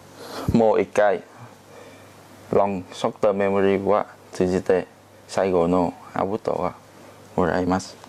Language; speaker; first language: Japanese; non-native, learner; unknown